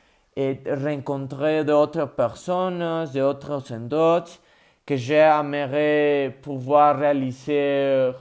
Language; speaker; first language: French; non-native, learner; Spanish